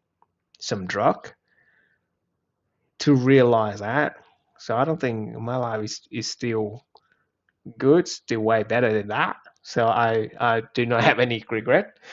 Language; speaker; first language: English; non-native, fluent; Vietnamese